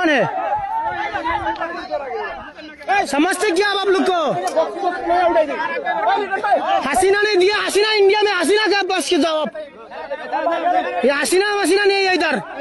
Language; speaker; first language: Hindi; non-native, learner; Bangla